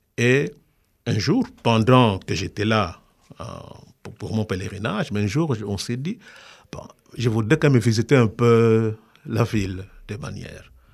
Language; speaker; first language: French; non-native, local second language; Kongo